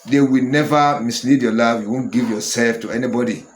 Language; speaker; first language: English; non-native, local second language; Yoruba